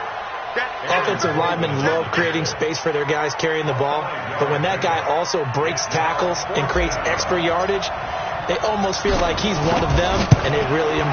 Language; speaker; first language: English; native; English